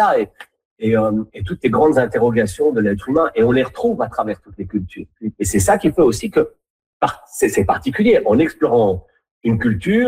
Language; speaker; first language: French; native; French